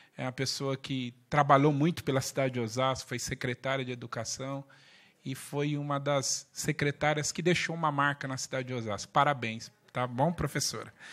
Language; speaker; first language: Portuguese; native; Portuguese